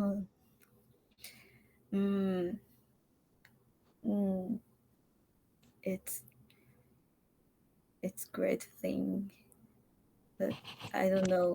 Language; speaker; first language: English; non-native, learner; Japanese